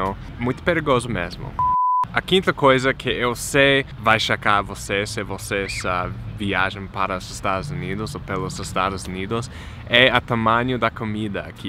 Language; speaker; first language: Portuguese; non-native, fluent; English